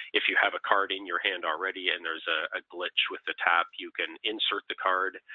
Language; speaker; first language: English; native; English